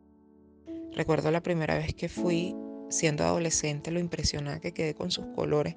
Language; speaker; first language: Spanish; native; Spanish